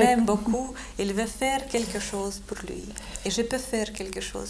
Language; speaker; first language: French; non-native, fluent; Lithuanian